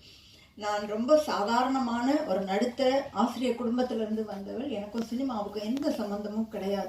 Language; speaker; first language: Tamil; native; Tamil